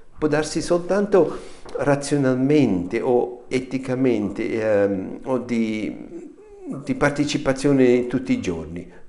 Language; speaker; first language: Italian; non-native, fluent; German